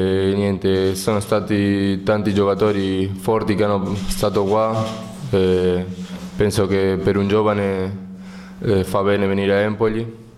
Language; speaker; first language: Italian; non-native, learner; Spanish